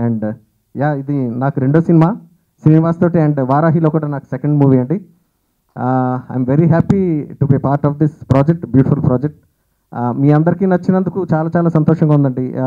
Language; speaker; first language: Telugu; native; Telugu